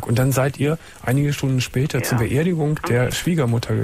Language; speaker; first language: German; native; German